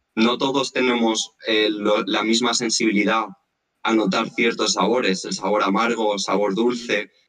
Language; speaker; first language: Spanish; native; Spanish